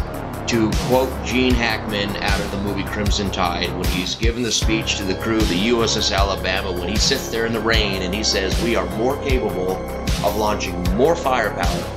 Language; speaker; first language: English; native; English